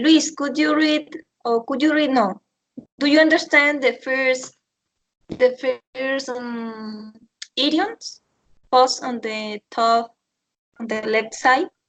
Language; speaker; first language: English; non-native, learner; Spanish